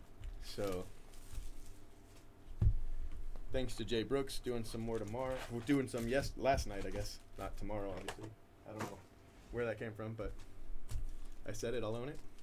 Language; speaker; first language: English; native; English